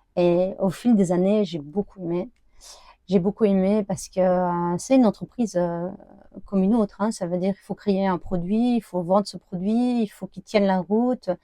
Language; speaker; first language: French; early bilingual, other home language; Arabic